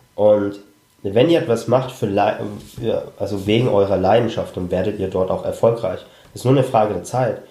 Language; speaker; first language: German; early bilingual, other home language; Cantonese